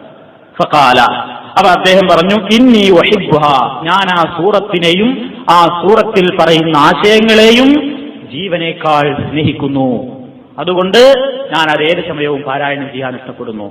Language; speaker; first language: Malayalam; native; Malayalam